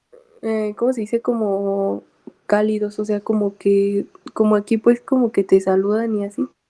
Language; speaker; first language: Spanish; native; Spanish